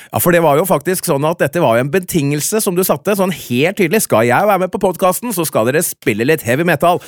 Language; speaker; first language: Norwegian; native; Norwegian